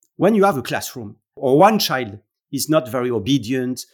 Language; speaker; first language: English; non-native, learner; French